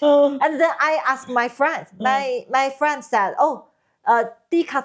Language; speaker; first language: English; non-native, learner; Chinese